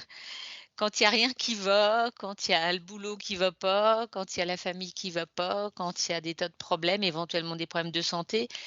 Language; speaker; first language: French; native; French